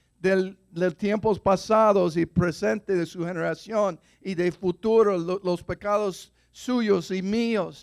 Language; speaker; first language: Spanish; non-native, fluent; English